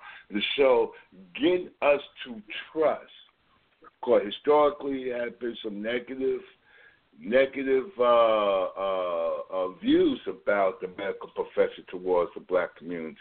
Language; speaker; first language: English; native; English